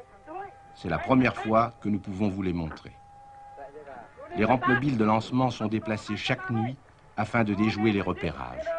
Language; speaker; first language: French; native; French